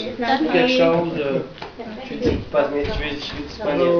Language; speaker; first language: French; native; French